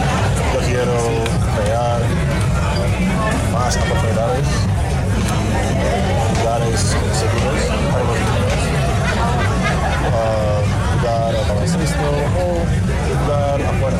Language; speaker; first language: Spanish; non-native, fluent; English